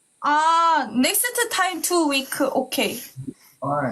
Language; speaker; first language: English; non-native, learner; Korean